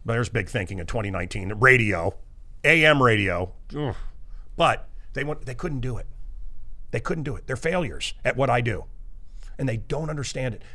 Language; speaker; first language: English; native; English